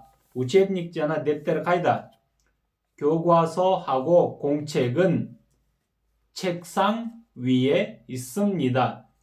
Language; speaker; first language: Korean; non-native, fluent; Kyrgyz